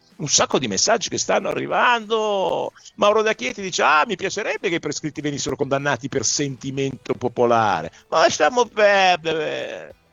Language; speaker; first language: Italian; native; Italian